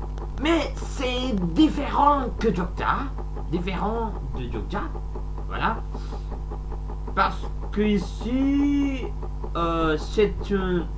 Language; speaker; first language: French; non-native, learner; Sasak